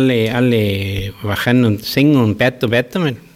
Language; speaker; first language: German; early bilingual, heritage; German